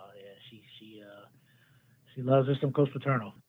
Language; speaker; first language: English; native; English